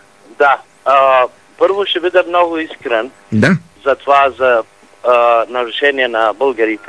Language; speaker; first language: Bulgarian; non-native, fluent; Arabic